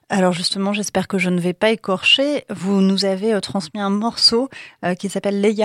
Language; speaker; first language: French; native; French